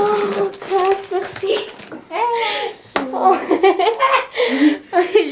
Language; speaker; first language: French; non-native, learner; English